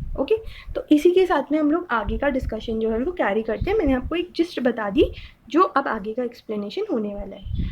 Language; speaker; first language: Hindi; native; Hindi